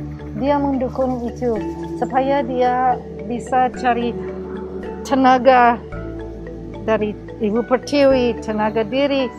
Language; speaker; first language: Indonesian; non-native, learner; English